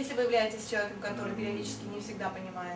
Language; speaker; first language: Russian; native; Russian